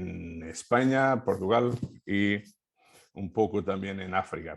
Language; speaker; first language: Spanish; non-native, fluent; Portuguese